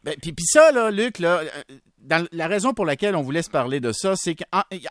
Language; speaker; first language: French; native; French